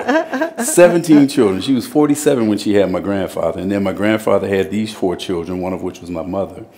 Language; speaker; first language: English; native; English